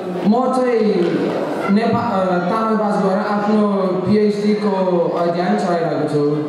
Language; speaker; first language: Nepali; non-native, fluent; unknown